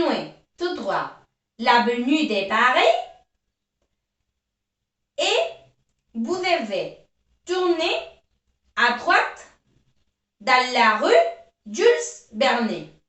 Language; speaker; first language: French; non-native, fluent; Spanish